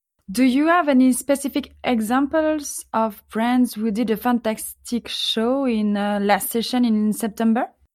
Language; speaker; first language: English; non-native, fluent; French